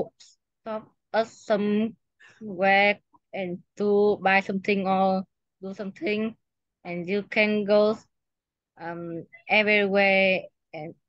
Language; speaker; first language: English; non-native, learner; Vietnamese